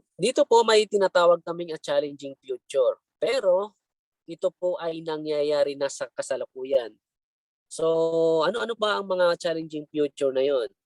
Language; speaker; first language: Filipino; non-native, local second language; Bikol